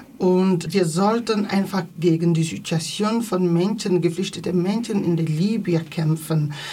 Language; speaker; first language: German; non-native, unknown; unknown